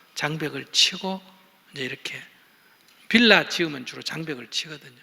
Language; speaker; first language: Korean; native; Korean